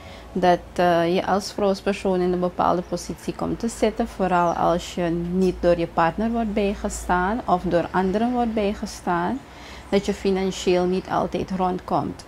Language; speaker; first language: Dutch; native; Dutch